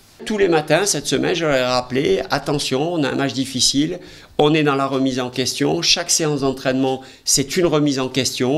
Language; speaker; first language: French; native; French